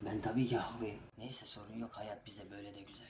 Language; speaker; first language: Turkish; native; Turkish